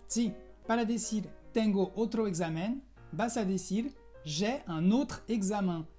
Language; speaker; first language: Spanish; non-native, fluent; French